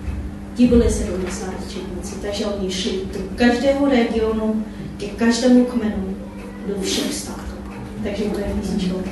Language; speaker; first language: Czech; non-native, fluent; Korean